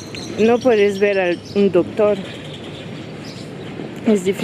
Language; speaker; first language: Spanish; non-native, learner; French